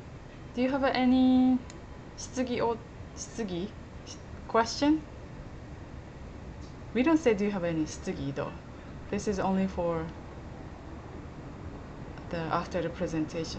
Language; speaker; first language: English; non-native, fluent; Japanese